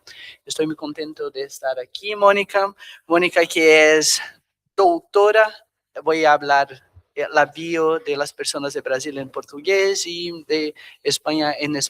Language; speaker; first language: Spanish; non-native, fluent; Portuguese